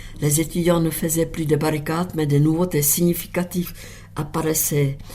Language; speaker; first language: French; non-native, fluent; Czech